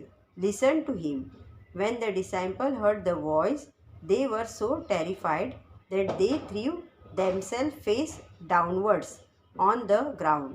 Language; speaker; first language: English; non-native, local second language; Hindi